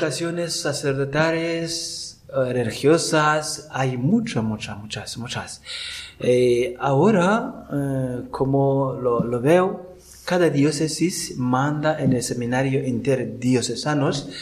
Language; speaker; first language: Spanish; non-native, learner; Rundi